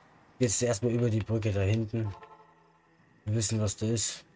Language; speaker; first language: German; native; German